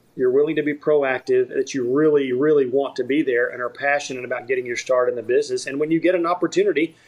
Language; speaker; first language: English; native; English